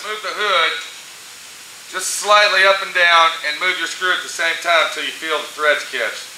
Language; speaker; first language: English; native; English